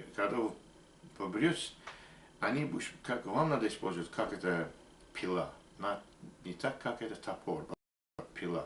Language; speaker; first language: Russian; non-native, learner; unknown